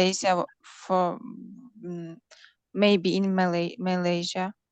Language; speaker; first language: English; non-native, learner; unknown